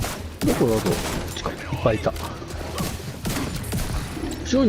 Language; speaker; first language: Japanese; native; Japanese